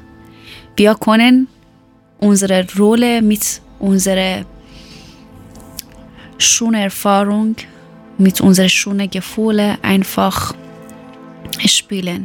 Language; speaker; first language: German; non-native, learner; Persian